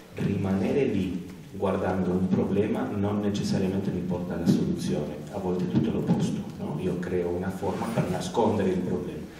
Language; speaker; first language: Italian; non-native, learner; Spanish